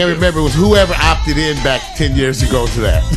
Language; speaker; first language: English; native; English